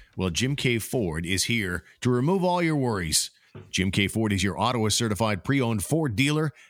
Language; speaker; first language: English; native; English